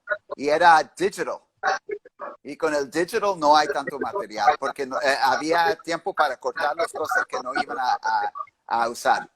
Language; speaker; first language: Spanish; early bilingual, heritage; English